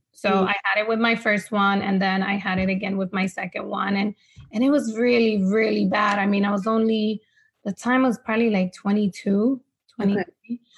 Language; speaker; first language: English; non-native, fluent; Spanish